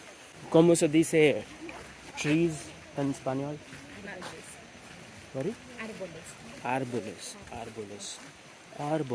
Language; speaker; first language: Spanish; non-native, learner; English